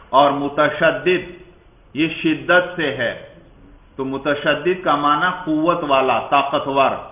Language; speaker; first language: Urdu; native; Urdu